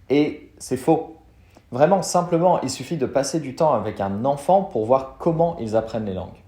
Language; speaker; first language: French; native; French